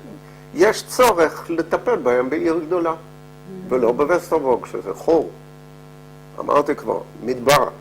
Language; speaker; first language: Hebrew; non-native, fluent; Dutch